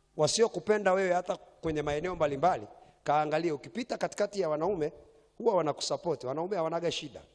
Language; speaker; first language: Swahili; native; Swahili